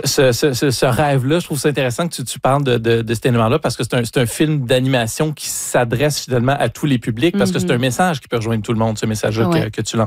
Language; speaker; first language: French; native; French